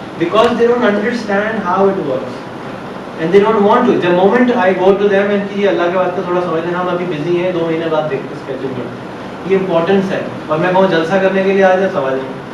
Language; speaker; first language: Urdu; native; Urdu